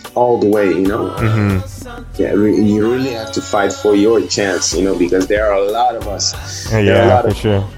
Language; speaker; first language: English; early bilingual, heritage; Dutch